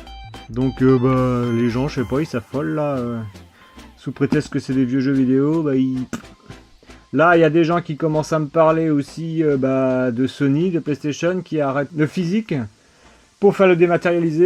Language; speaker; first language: French; native; French